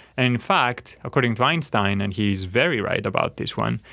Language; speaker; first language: English; non-native, fluent; Greek